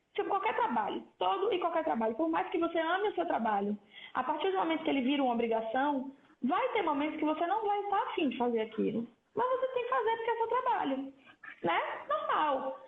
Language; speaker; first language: Portuguese; native; Portuguese